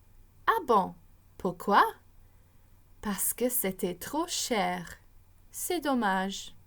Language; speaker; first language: French; non-native, fluent; English